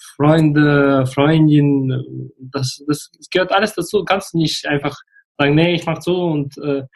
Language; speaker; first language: German; early bilingual, other home language; Russian